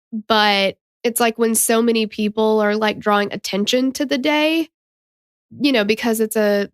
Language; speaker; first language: English; native; English